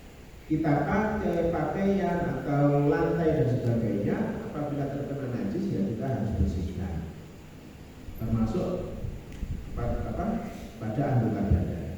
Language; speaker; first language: Indonesian; non-native, local second language; Javanese